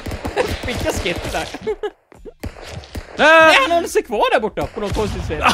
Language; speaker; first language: Swedish; native; Swedish